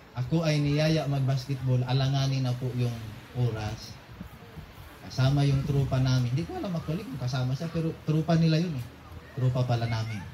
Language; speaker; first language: Filipino; non-native, local second language; Cebuano